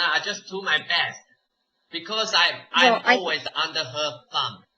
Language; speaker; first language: English; non-native, fluent; Chinese